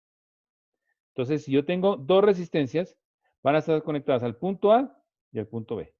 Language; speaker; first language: Spanish; native; Spanish